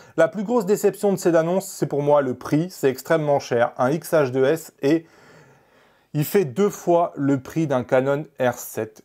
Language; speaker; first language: French; native; French